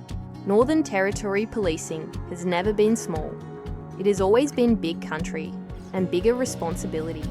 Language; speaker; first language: English; native; English